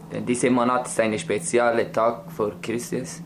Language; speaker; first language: German; non-native, learner; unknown